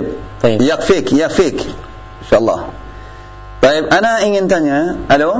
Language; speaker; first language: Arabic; non-native, fluent; Indonesian